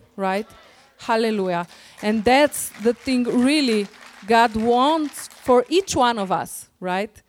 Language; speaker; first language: English; non-native, fluent; Slovenian